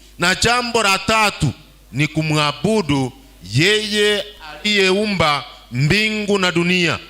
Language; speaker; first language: Swahili; non-native, local second language; Gusii